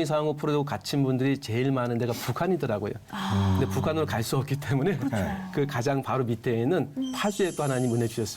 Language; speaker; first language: Korean; native; Korean